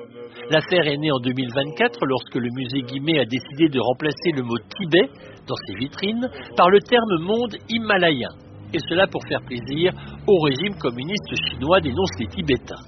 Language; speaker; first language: French; native; French